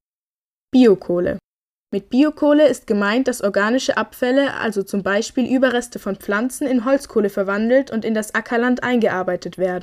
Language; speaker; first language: German; native; German